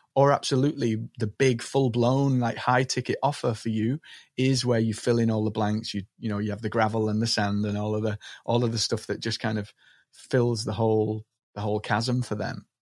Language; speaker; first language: English; native; English